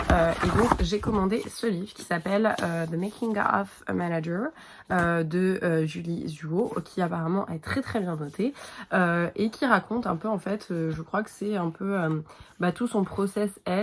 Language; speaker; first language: French; native; French